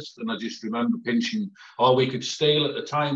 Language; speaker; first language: English; native; English